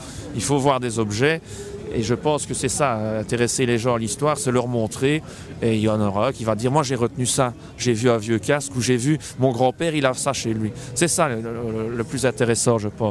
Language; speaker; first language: French; native; French